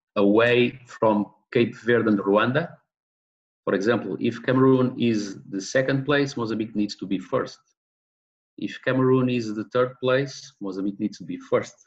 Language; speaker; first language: English; non-native, learner; Portuguese